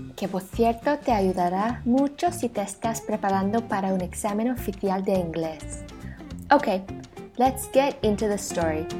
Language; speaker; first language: Spanish; native; Spanish